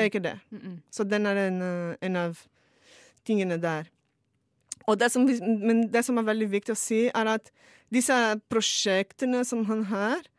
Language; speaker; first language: Norwegian; non-native, fluent; Portuguese